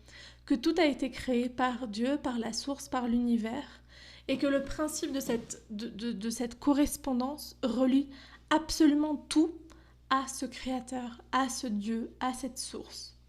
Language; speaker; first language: French; native; French